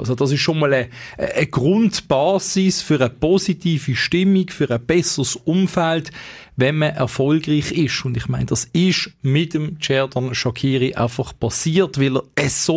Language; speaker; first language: German; native; German